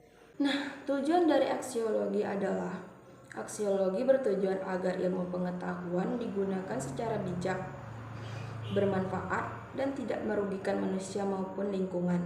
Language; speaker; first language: Indonesian; native; Indonesian